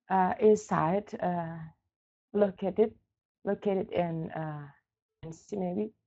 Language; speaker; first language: English; non-native, learner; Indonesian